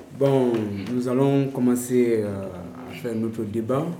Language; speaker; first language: French; non-native, learner; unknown